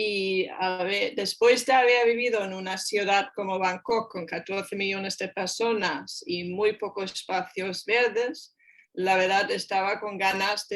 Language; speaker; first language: Spanish; non-native, fluent; German